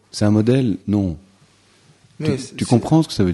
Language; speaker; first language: French; native; French